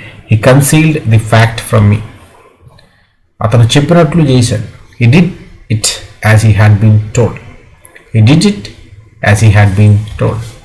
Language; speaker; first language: English; non-native, local second language; Telugu